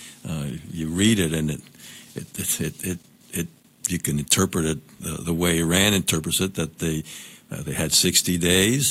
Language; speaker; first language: English; non-native, local second language; Spanish